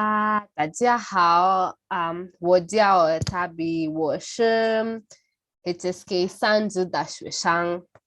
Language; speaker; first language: Chinese; non-native, learner; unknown